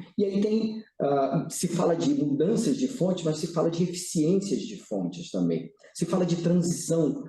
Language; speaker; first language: Portuguese; early bilingual, other home language; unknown